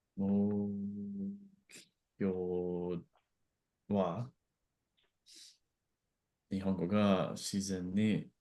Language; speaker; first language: Japanese; non-native, learner; English